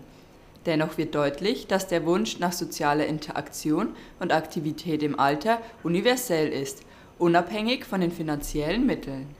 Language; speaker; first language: German; native; German